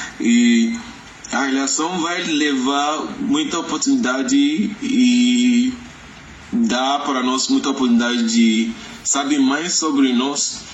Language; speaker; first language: Portuguese; non-native, learner; Yoruba